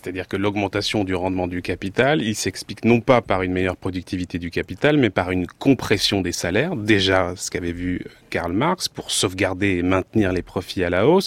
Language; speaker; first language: French; native; French